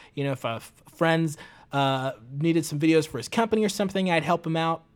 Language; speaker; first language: English; early bilingual, other home language; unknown